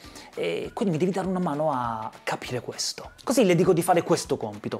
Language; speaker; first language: Italian; native; Italian